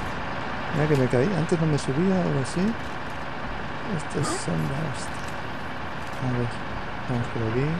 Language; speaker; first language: Spanish; native; Spanish